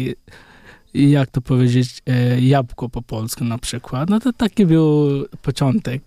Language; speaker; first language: Polish; non-native, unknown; Hindi